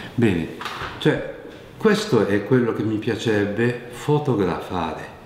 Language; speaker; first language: Italian; non-native, fluent; Japanese